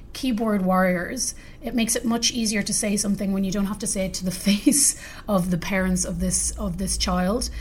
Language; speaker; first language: English; native; English